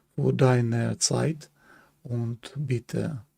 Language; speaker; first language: German; non-native, learner; Ukrainian